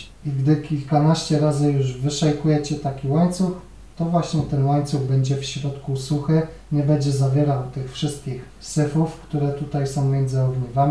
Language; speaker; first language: Polish; native; Polish